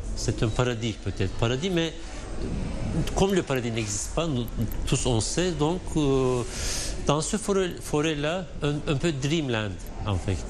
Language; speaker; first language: French; non-native, fluent; Turkish